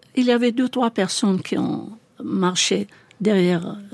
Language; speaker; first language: French; non-native, fluent; Arabic